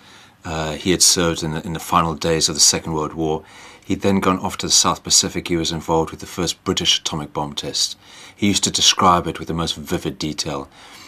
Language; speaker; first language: English; native; English